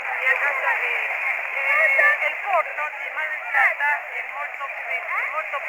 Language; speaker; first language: Italian; early bilingual, heritage; Spanish